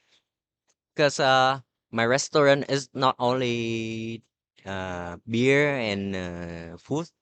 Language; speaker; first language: English; non-native, learner; Vietnamese